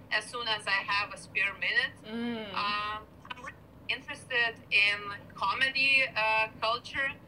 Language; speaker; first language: English; non-native, fluent; Lithuanian